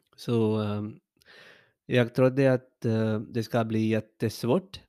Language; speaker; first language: Swedish; non-native, learner; English